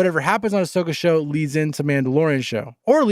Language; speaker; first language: English; native; English